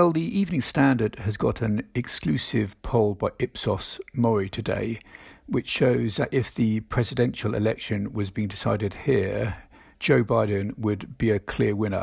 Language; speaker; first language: English; native; English